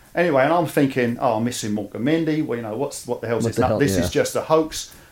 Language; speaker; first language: English; native; English